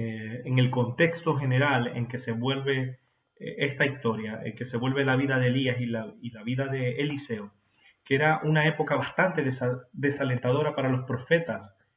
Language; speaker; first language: Spanish; native; Spanish